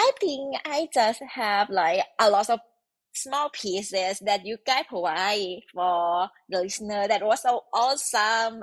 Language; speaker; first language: English; non-native, learner; Thai